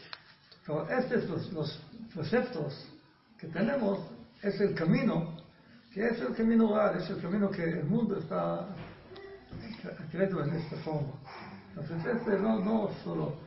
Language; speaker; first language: Spanish; non-native, learner; Hebrew